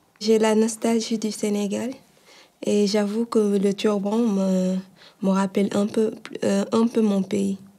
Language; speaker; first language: French; non-native, local second language; Wolof